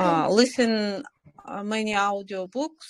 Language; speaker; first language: English; non-native, learner; Kyrgyz